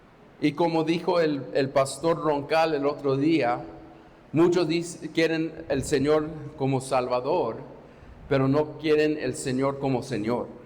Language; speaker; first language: Spanish; non-native, fluent; English